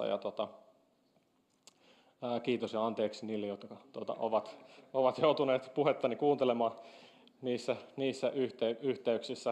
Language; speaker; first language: Finnish; native; Finnish